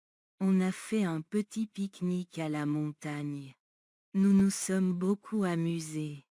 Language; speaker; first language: French; non-native, learner; Bangla